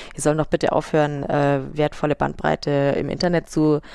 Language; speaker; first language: German; native; German